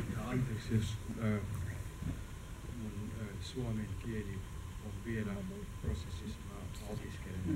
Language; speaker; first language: Finnish; non-native, learner; Arabic